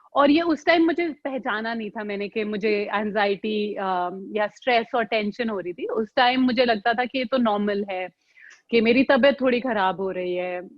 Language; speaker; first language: Hindi; native; Hindi